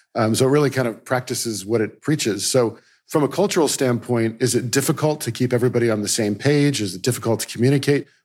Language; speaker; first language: English; early bilingual, other home language; Dutch